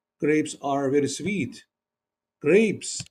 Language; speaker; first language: English; non-native, learner; Turkish